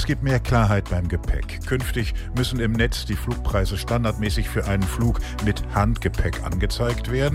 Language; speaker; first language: German; native; German